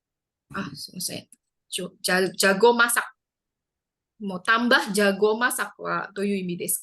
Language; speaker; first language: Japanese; non-native, fluent; Indonesian